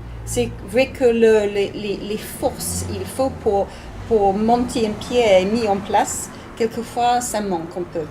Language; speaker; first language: French; non-native, learner; English